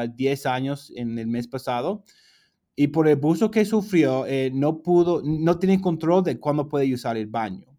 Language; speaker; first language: Spanish; non-native, fluent; English